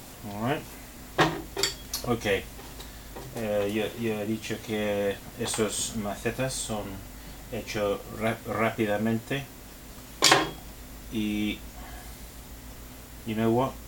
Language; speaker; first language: Spanish; non-native, fluent; English